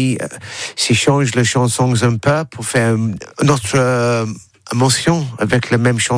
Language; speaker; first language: French; non-native, learner; English